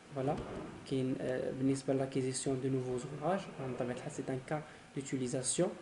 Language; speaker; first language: Arabic; native; Arabic